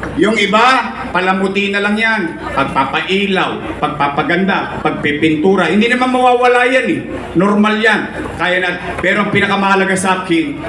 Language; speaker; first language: Filipino; native; Filipino